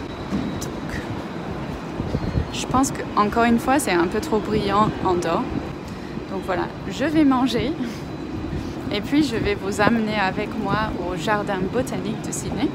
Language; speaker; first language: French; non-native, fluent; English